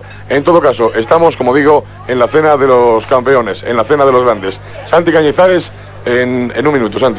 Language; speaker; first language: Spanish; native; Spanish